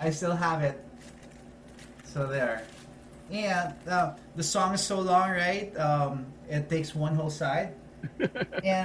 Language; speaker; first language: English; non-native, local second language; Filipino